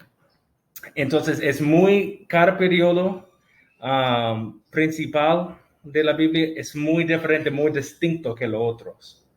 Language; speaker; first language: Spanish; non-native, fluent; English